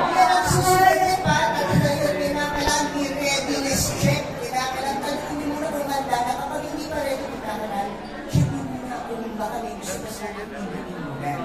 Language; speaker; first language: Filipino; native; Filipino